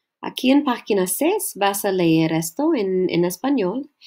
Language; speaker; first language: Spanish; non-native, learner; English